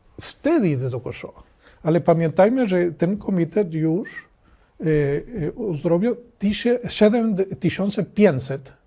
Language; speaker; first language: Polish; non-native, learner; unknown